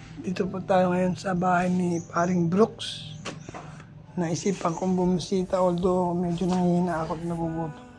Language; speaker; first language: Filipino; native; Filipino